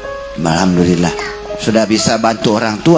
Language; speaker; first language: Indonesian; native; Indonesian